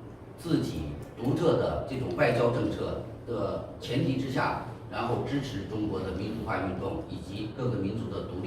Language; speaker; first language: Chinese; native; Chinese